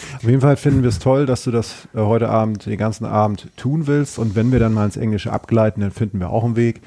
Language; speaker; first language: German; native; German